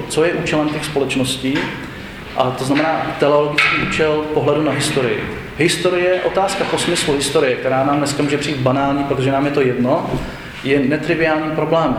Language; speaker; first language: Czech; native; Czech